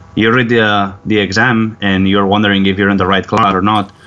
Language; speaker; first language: English; non-native, fluent; Spanish